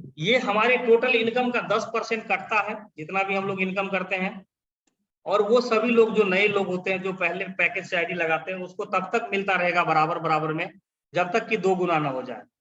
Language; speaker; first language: Hindi; native; Hindi